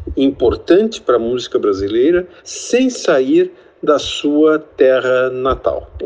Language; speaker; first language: Portuguese; native; Portuguese